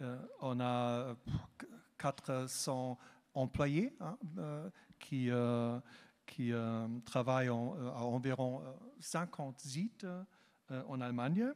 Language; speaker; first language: French; non-native, learner; German